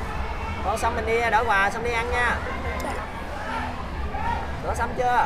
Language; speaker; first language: Vietnamese; native; Vietnamese